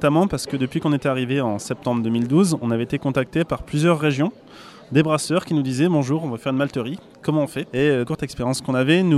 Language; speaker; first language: French; native; French